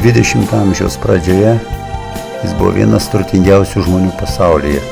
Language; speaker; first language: Lithuanian; native; Lithuanian